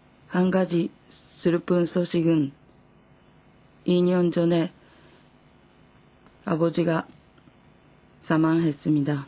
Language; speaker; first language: Korean; non-native, learner; Japanese